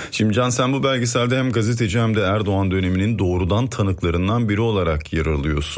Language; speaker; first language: Turkish; native; Turkish